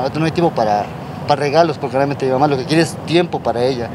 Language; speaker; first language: Spanish; native; Spanish